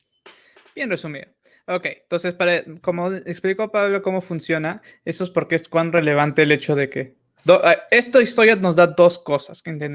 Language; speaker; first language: Spanish; native; Spanish